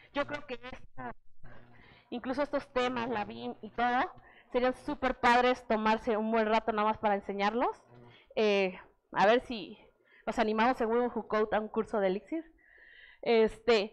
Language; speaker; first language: Spanish; native; Spanish